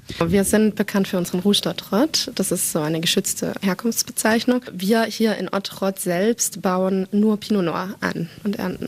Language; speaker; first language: German; native; German